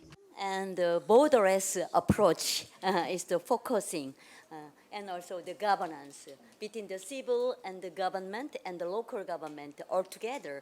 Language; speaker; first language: English; non-native, learner; Korean